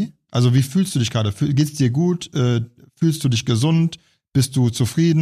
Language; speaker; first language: German; native; German